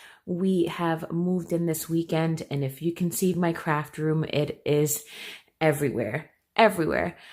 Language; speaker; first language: English; native; English